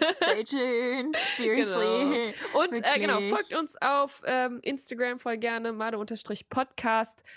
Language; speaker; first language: German; native; German